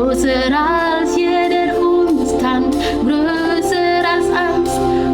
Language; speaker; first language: German; non-native, learner; Indonesian